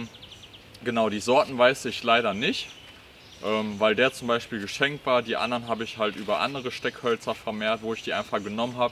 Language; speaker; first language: German; native; German